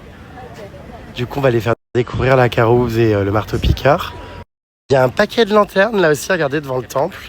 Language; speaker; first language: French; native; French